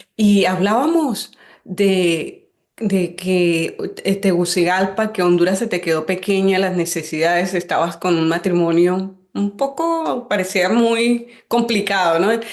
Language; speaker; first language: Spanish; native; Spanish